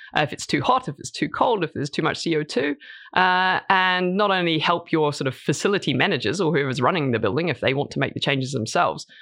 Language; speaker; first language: English; native; English